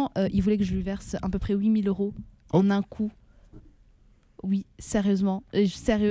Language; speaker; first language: French; native; French